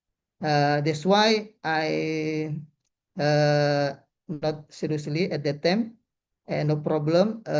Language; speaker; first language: English; non-native, learner; Indonesian